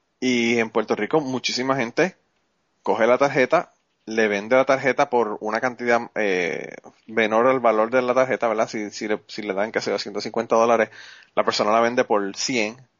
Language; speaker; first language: Spanish; native; Spanish